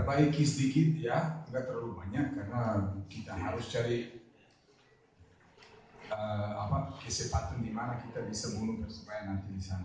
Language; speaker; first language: Indonesian; non-native, fluent; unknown